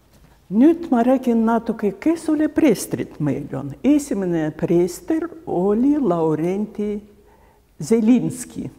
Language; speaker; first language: Estonian; non-native, local second language; Russian